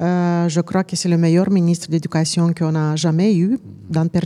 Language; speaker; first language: French; non-native, fluent; Romanian